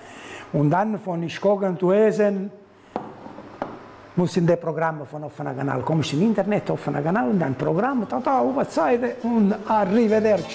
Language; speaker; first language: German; non-native, learner; Italian